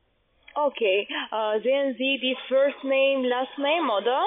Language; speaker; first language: German; non-native, learner; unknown